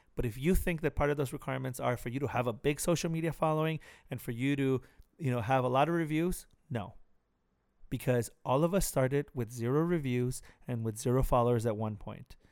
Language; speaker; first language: English; early bilingual, other home language; Spanish